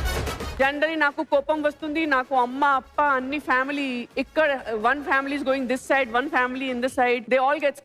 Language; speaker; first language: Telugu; non-native, learner; Kannada